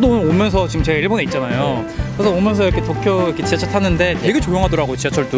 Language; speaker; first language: Korean; native; Korean